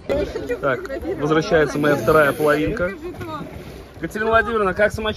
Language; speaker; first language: Russian; native; Russian